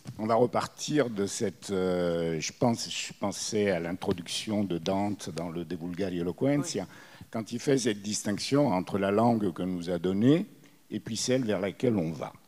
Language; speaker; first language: French; early bilingual, other home language; Italian